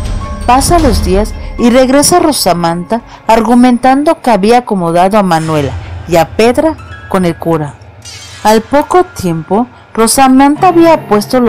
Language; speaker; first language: Spanish; native; Spanish